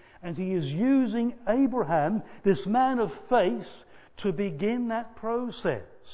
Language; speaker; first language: English; native; English